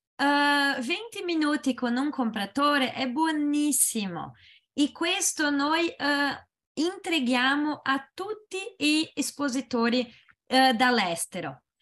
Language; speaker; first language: Italian; non-native, learner; Portuguese